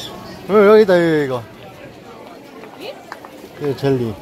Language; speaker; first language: Korean; non-native, learner; Indonesian